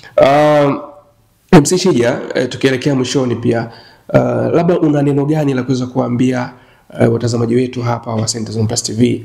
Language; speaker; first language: Swahili; native; Swahili